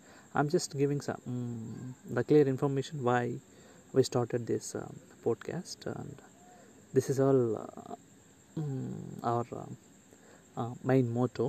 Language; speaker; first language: English; non-native, local second language; Telugu